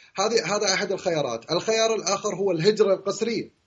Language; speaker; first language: Arabic; native; Arabic